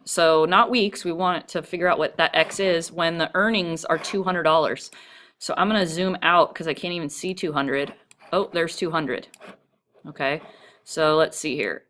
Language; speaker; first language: English; native; English